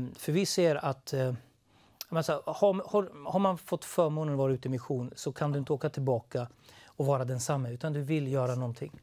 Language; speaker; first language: Swedish; native; Swedish